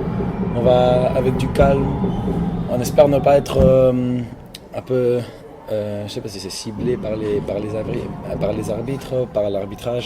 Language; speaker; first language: French; non-native, local second language; Spanish